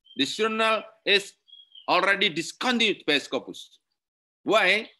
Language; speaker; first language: English; non-native, learner; Indonesian